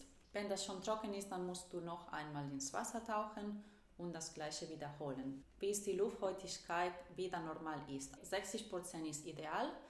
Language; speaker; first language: German; non-native, fluent; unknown